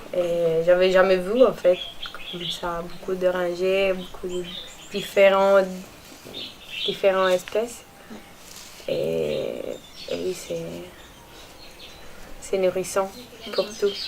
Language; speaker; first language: French; non-native, fluent; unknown